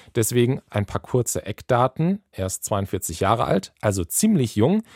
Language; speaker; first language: German; native; German